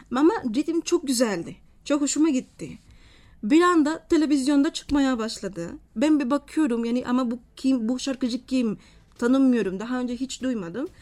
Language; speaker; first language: Turkish; non-native, fluent; Spanish